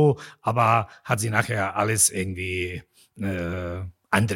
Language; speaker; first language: German; non-native, fluent; Bosnian